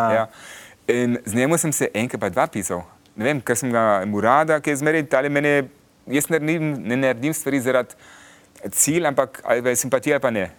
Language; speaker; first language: Slovenian; early bilingual, heritage; Slovenian